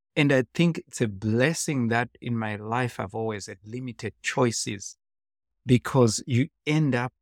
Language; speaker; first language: English; non-native, local second language; Shona